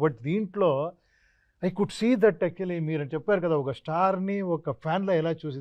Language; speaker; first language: Telugu; non-native, local second language; Kannada